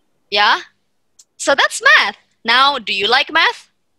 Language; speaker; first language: English; non-native, fluent; Indonesian